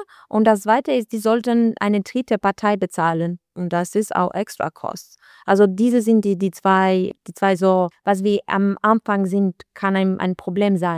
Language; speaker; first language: German; non-native, learner; Albanian